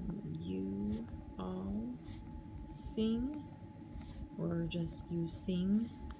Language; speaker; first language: English; native; English